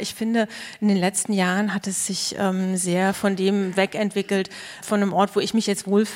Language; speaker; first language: German; native; German